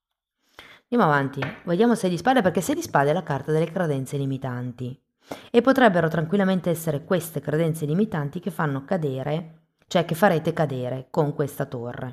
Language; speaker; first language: Italian; native; Italian